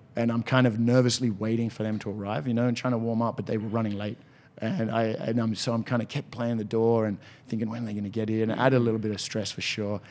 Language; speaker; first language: English; native; English